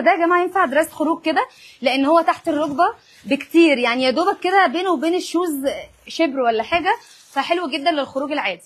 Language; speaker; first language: Arabic; native; Arabic